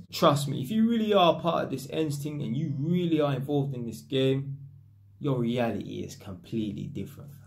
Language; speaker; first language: English; native; English